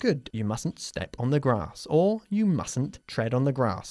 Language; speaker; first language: English; native; English